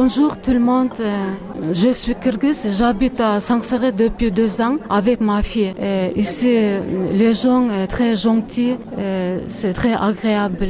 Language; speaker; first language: French; non-native, learner; Kyrgyz